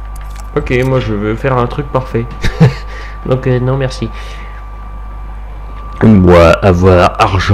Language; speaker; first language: French; native; French